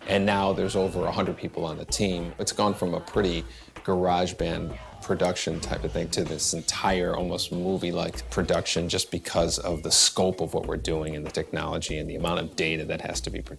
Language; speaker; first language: English; native; English